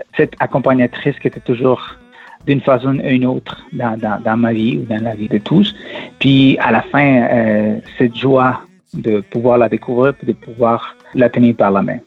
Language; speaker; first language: French; non-native, fluent; Spanish